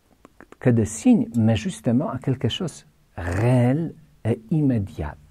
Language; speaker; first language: French; non-native, fluent; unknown